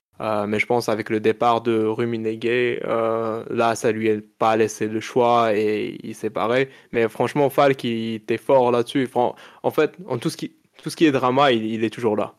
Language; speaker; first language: French; non-native, local second language; Arabic